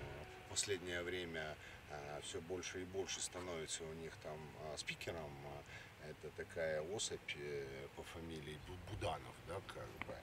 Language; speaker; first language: Russian; native; Russian